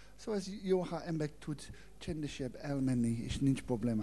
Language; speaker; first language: Hungarian; non-native, learner; English